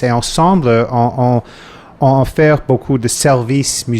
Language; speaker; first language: French; non-native, fluent; English